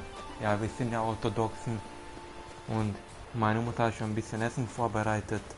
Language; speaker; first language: German; non-native, fluent; Romanian